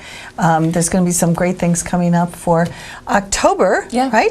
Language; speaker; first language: English; native; English